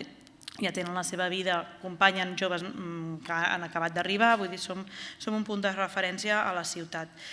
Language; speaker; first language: Catalan; native; Catalan